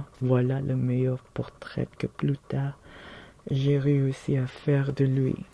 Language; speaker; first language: French; non-native, learner; Filipino